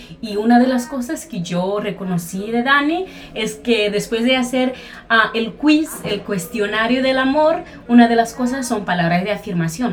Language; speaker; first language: Spanish; non-native, fluent; Portuguese